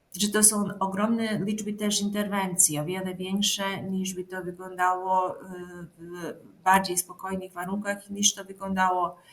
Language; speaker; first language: Polish; non-native, fluent; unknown